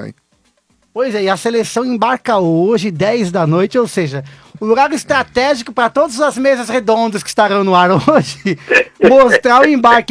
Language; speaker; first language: Portuguese; native; Portuguese